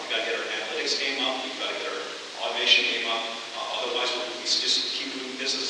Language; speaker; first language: English; native; English